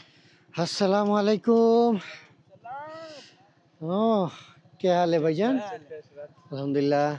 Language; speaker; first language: Hindi; non-native, fluent; Bangla